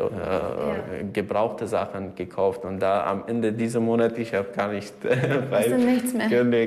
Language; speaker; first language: German; non-native, learner; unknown